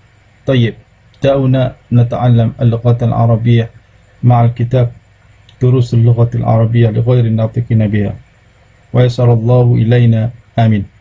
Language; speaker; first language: Arabic; non-native, fluent; Indonesian